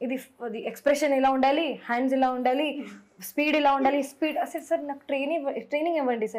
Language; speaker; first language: Telugu; non-native, local second language; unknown